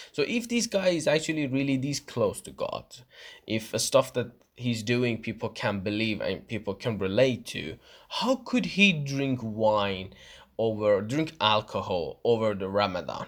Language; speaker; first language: English; non-native, fluent; Persian